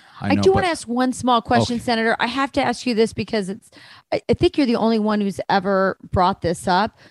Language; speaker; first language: English; native; English